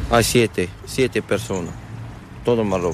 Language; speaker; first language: Spanish; non-native, learner; Arabic